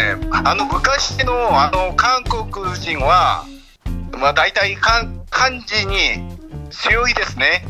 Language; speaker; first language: Japanese; non-native, fluent; Korean